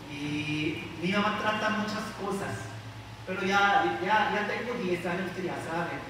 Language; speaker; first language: Spanish; non-native, learner; Korean